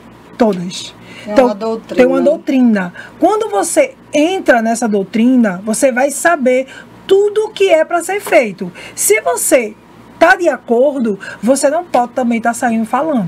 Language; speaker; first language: Portuguese; native; Portuguese